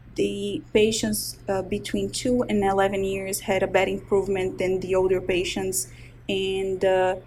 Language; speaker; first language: English; non-native, fluent; Portuguese